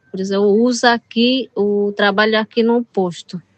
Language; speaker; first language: Portuguese; non-native, local second language; Yanomámi